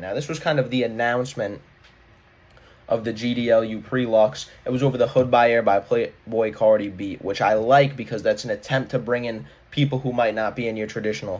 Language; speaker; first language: English; native; English